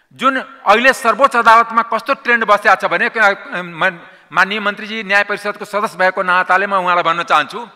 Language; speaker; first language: Nepali; non-native, local second language; Maithili